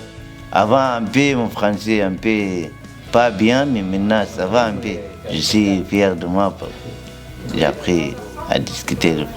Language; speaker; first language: French; non-native, learner; Arabic